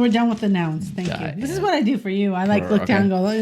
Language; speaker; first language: English; native; English